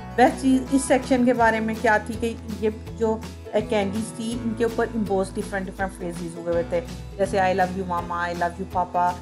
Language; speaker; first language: Urdu; native; Urdu